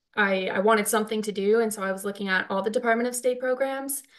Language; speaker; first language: English; native; English